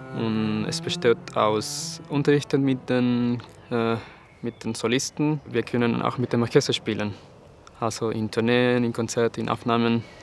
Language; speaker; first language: German; non-native, fluent; Spanish